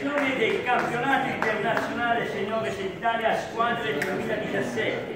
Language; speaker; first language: Italian; native; Italian